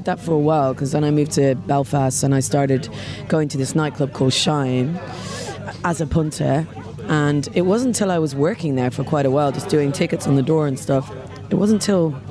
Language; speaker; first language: English; native; English